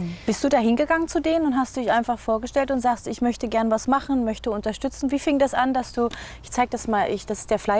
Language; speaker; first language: German; native; German